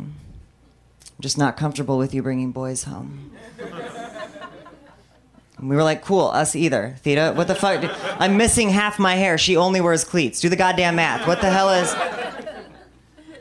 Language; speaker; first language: English; native; English